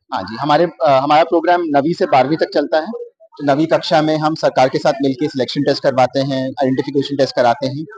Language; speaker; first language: Hindi; native; Hindi